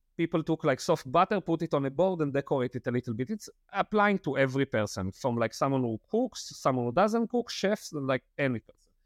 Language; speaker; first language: English; non-native, fluent; Italian